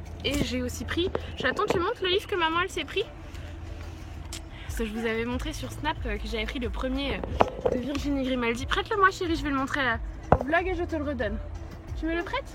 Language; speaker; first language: French; native; French